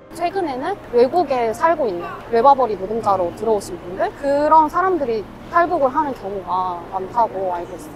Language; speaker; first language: Korean; native; Korean